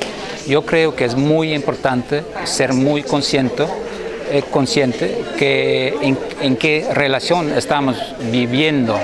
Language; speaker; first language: Spanish; non-native, fluent; Dutch